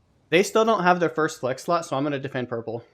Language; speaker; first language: English; native; English